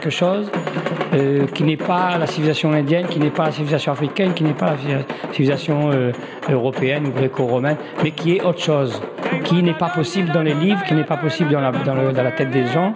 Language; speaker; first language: French; non-native, local second language; Réunion Creole French